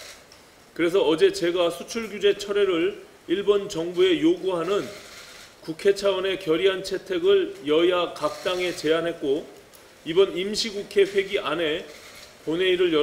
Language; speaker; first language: Korean; native; Korean